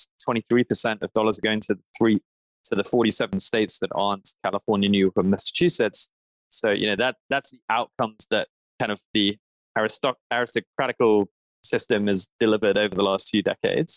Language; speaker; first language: English; native; English